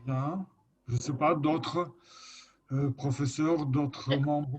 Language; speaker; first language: French; non-native, fluent; Lithuanian